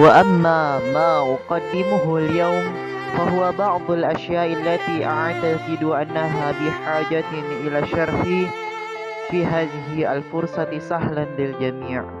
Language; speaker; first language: Arabic; non-native, learner; Indonesian